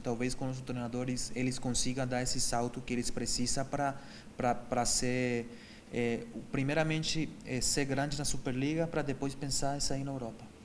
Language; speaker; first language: Portuguese; non-native, fluent; Spanish